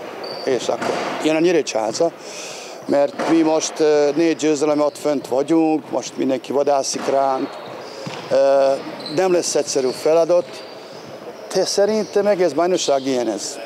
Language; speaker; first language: Hungarian; non-native, fluent; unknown